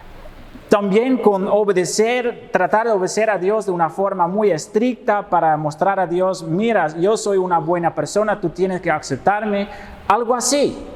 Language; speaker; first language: Spanish; non-native, fluent; Dutch